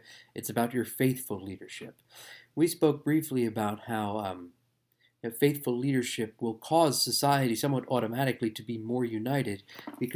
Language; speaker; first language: English; native; English